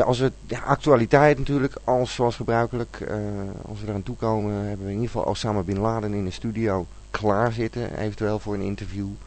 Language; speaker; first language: Dutch; native; Dutch